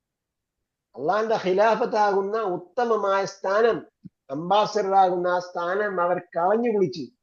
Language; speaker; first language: Malayalam; native; Malayalam